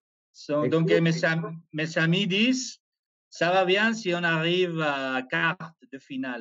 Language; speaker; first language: French; non-native, fluent; Spanish